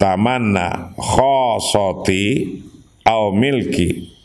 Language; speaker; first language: Arabic; non-native, fluent; Indonesian